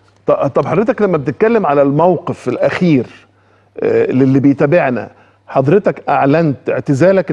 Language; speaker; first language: Arabic; native; Arabic